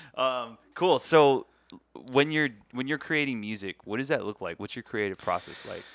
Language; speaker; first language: English; native; English